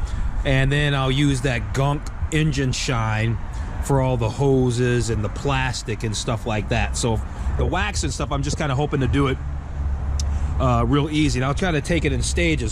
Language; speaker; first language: English; native; English